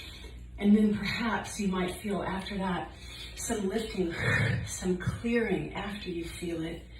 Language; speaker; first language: English; native; English